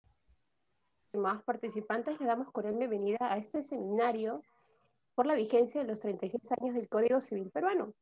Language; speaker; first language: Spanish; native; Spanish